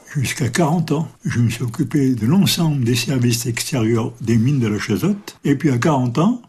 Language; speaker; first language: French; native; French